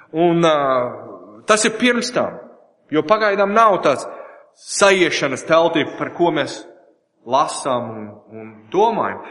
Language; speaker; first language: Latvian; non-native, learner; English